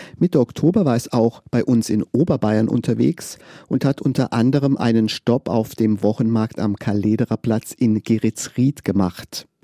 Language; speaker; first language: German; native; German